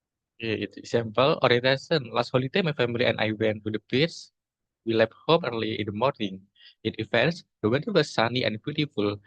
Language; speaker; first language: English; non-native, learner; Indonesian